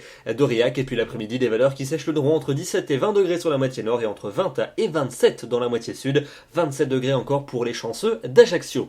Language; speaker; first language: French; native; French